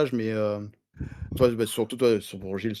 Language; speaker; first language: French; native; French